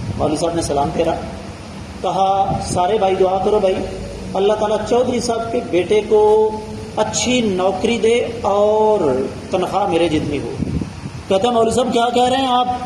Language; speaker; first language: Urdu; non-native, local second language; Punjabi